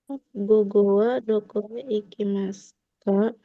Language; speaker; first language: Japanese; non-native, learner; Indonesian